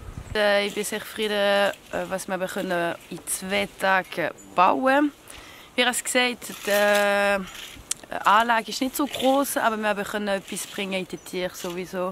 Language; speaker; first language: German; non-native, fluent; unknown